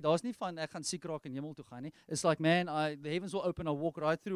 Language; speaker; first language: English; non-native, local second language; Afrikaans